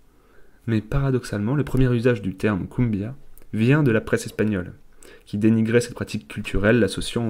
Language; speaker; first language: French; native; French